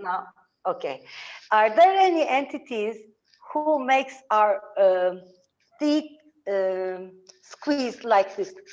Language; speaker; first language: English; non-native, learner; Turkish